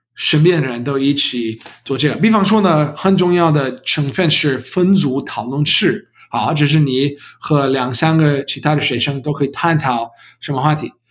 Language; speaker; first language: Chinese; non-native, learner; English